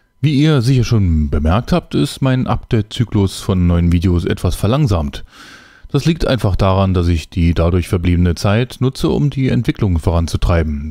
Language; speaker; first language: German; native; German